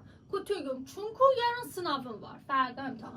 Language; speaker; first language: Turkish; non-native, learner; Persian